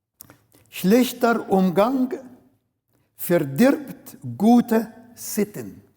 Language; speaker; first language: German; non-native, learner; Arabic